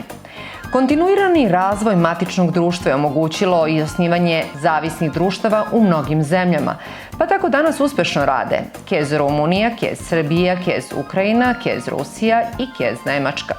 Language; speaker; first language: Serbian; native; Serbian